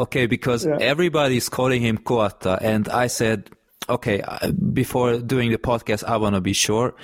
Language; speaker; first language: English; non-native, fluent; Hungarian